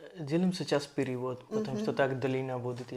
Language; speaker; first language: Russian; non-native, learner; Hindi